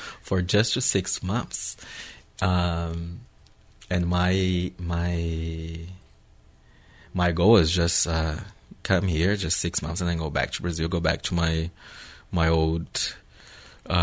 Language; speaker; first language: English; non-native, fluent; Portuguese